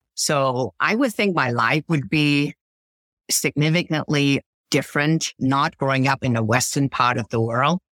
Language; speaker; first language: English; early bilingual, other home language; Cantonese